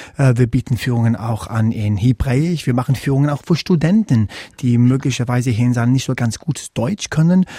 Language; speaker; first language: German; non-native, fluent; English